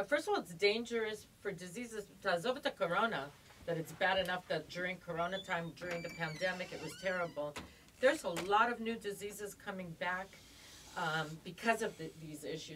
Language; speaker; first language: English; native; English